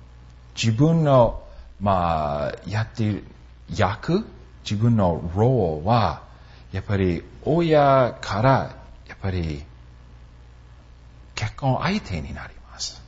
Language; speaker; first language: Japanese; non-native, fluent; English